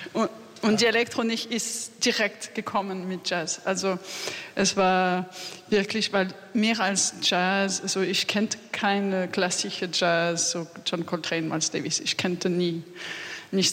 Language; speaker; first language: German; non-native, fluent; French